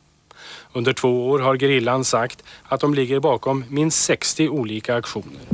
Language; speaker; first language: Swedish; native; Swedish